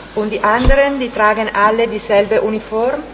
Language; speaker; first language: German; non-native, learner; Italian